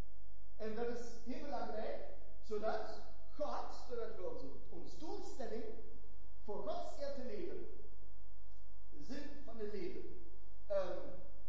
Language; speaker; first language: German; non-native, learner; Dutch